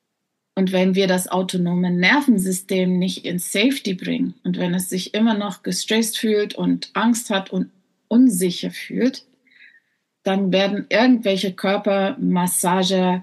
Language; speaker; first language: German; non-native, fluent; English